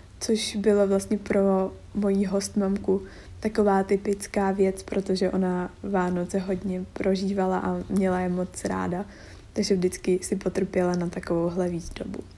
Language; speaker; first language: Czech; native; Czech